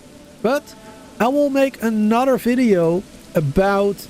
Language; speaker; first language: English; native; English